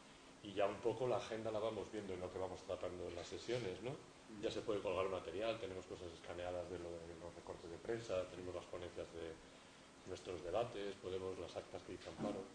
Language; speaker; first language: Spanish; native; Spanish